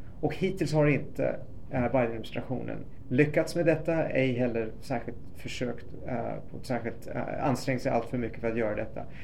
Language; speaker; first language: Swedish; early bilingual, other home language; Persian